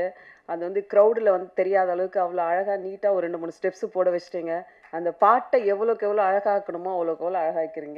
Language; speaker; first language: Tamil; native; Tamil